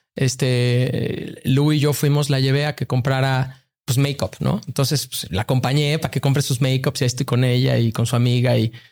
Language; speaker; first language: Spanish; native; Spanish